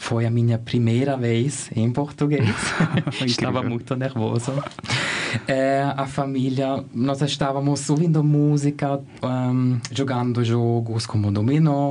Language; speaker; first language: Portuguese; non-native, learner; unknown